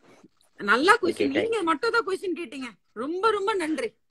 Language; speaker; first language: Tamil; non-native, local second language; Assamese